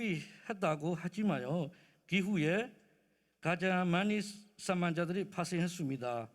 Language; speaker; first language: Korean; non-native, learner; Burmese